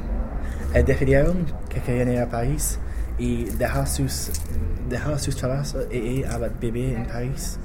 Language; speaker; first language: Spanish; non-native, learner; English